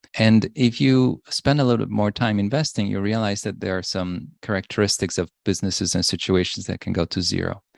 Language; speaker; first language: English; non-native, fluent; Polish